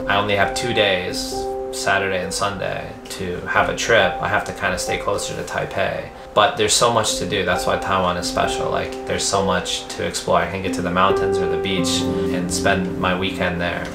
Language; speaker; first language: English; native; English